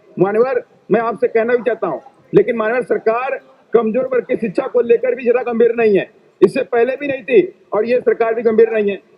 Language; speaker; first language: Hindi; native; Hindi